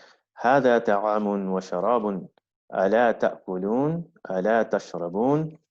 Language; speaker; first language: Arabic; non-native, fluent; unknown